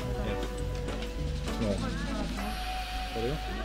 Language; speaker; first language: English; non-native, learner; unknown